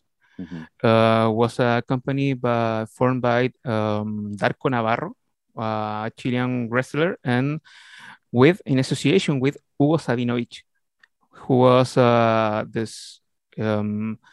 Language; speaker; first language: English; non-native, learner; Spanish